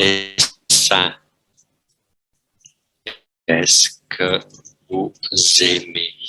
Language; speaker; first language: French; non-native, fluent; Vietnamese